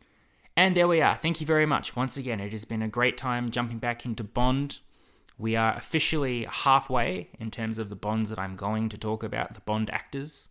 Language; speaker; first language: English; native; English